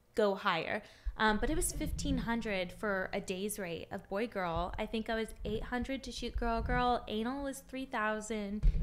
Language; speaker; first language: English; native; English